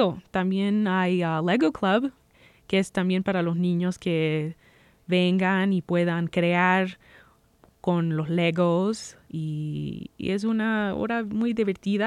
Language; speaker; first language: Spanish; early bilingual, heritage; Spanish